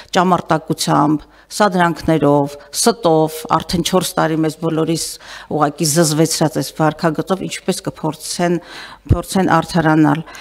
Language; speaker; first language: Armenian; native; Armenian